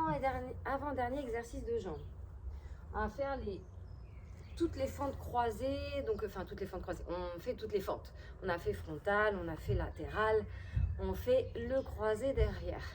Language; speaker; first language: French; native; French